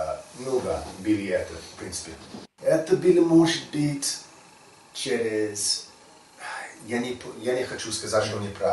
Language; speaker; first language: Russian; non-native, learner; English